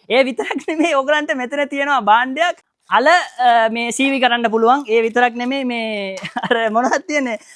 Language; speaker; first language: Sinhala; non-native, local second language; Tamil